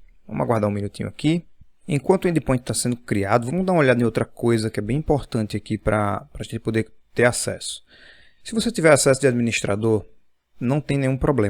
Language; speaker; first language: Portuguese; native; Portuguese